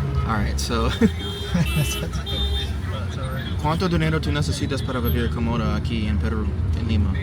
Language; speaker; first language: Spanish; non-native, learner; English